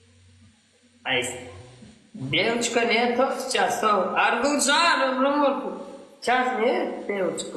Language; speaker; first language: Russian; non-native, local second language; Turkmen